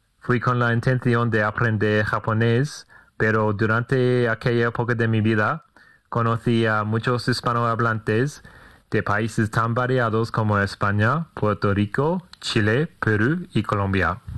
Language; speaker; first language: Spanish; non-native, fluent; English